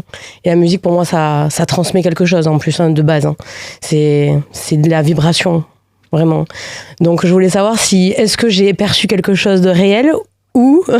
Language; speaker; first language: French; native; French